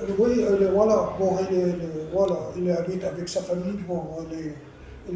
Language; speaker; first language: French; non-native, learner; Arabic